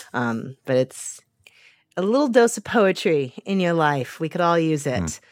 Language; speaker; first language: English; native; English